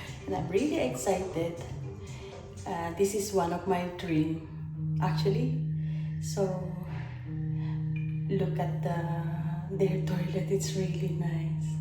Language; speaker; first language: English; non-native, fluent; Filipino